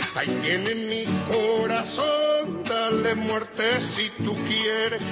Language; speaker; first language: Spanish; native; Spanish